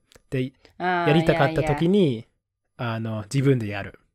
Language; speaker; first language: Japanese; non-native, fluent; English